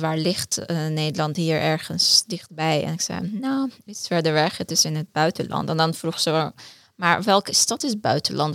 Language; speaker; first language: Dutch; non-native, fluent; Persian